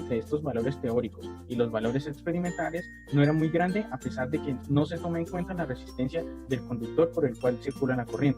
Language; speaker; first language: Spanish; native; Spanish